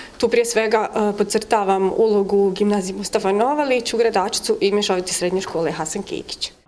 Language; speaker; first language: Bosnian; native; Bosnian